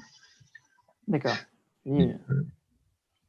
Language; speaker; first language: French; native; French